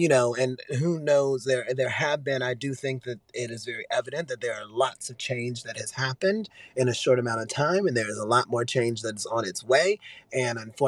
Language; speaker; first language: English; native; English